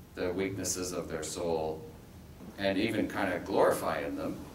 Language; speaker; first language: English; native; English